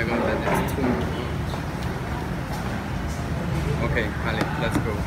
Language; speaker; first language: English; non-native, fluent; French